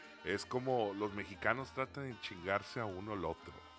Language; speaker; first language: Spanish; early bilingual, other home language; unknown